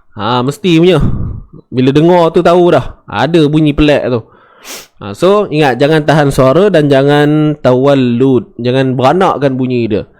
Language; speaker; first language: Malay; native; Malay